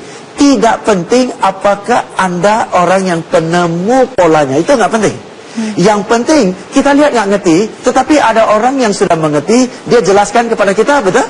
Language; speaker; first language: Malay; non-native, fluent; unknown